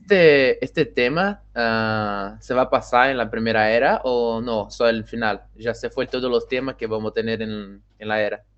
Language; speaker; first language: Spanish; non-native, learner; Portuguese